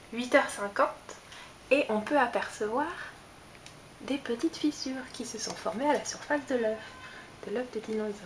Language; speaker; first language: French; native; French